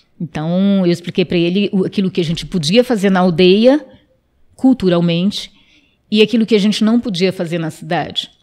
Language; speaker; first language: Portuguese; non-native, local second language; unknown